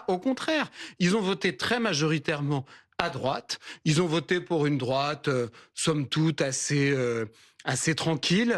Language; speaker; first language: French; native; French